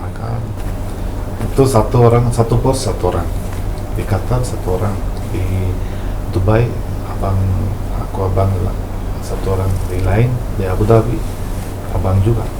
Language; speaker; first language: Indonesian; non-native, local second language; Malayalam